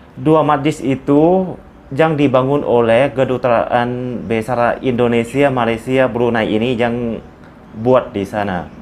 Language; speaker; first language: Indonesian; non-native, learner; Lao